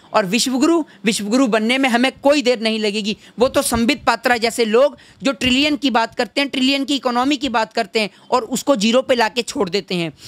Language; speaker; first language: Hindi; native; Hindi